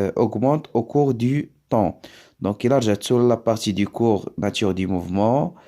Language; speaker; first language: French; non-native, local second language; Arabic